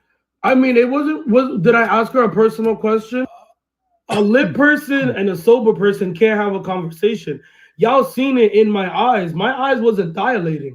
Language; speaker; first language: English; early bilingual, other home language; Spanish